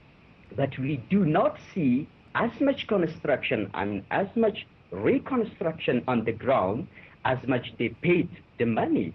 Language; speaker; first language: English; non-native, fluent; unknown